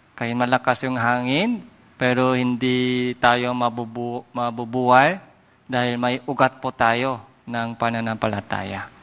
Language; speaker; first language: Filipino; non-native, fluent; Korean